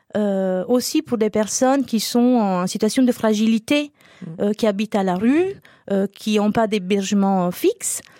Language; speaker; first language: French; non-native, fluent; Italian